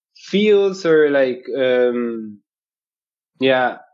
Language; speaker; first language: English; non-native, fluent; Spanish